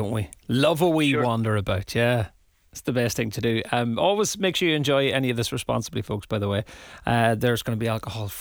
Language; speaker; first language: English; native; English